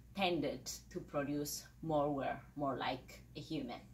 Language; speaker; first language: English; non-native, fluent; Amharic